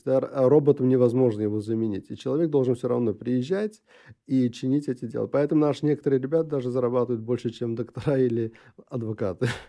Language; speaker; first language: Russian; non-native, local second language; Uzbek